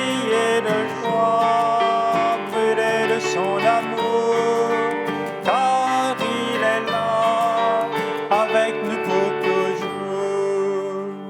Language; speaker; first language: French; native; French